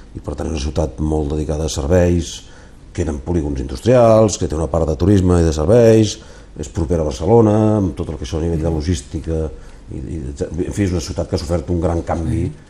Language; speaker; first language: Catalan; native; Catalan